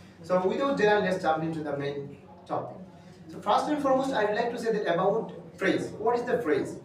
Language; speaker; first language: English; non-native, learner; Bangla